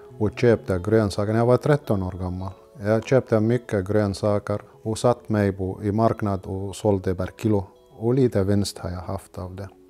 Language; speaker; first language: Swedish; non-native, fluent; Arabic